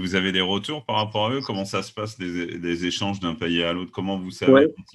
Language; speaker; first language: French; native; French